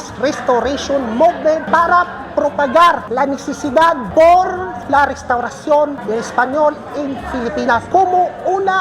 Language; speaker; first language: Spanish; non-native, fluent; Filipino